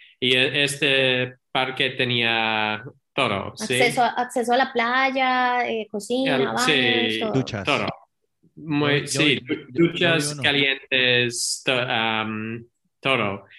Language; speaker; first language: Spanish; non-native, learner; English